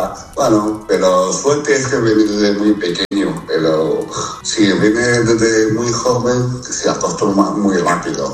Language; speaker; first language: Spanish; non-native, fluent; Chinese